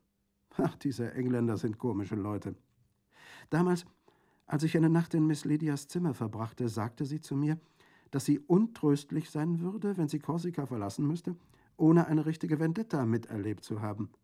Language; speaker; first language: German; native; German